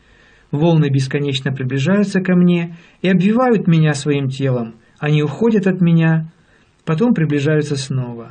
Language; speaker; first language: Russian; native; Russian